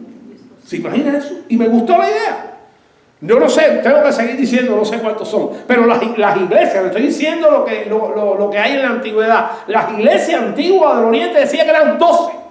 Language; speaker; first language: Spanish; native; Spanish